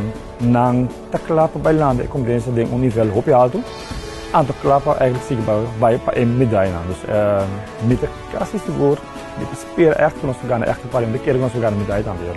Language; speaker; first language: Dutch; non-native, local second language; Papiamento